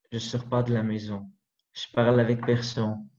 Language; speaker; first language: French; non-native, learner; Arabic